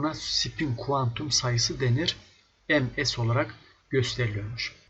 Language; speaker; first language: Turkish; native; Turkish